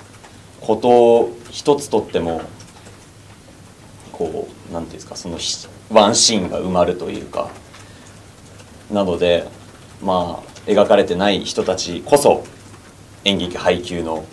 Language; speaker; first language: Japanese; native; Japanese